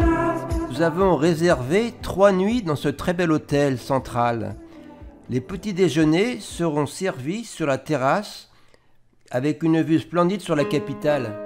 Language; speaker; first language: French; native; French